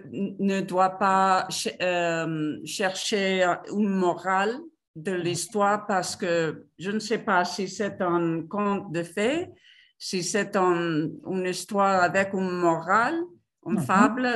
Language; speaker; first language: French; non-native, fluent; Spanish